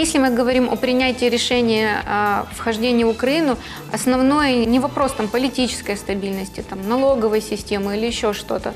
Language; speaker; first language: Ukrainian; non-native, local second language; Russian